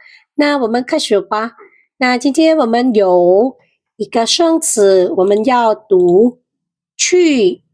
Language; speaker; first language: Chinese; non-native, fluent; Khmer